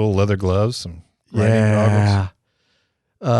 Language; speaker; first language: English; native; English